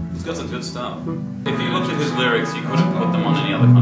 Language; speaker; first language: English; native; English